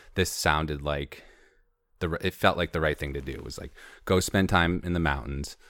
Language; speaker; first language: English; native; English